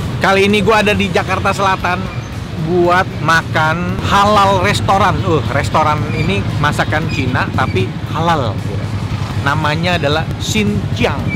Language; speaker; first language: Indonesian; native; Indonesian